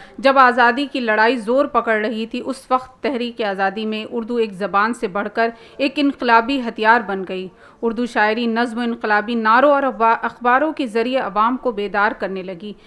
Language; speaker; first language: Urdu; native; Urdu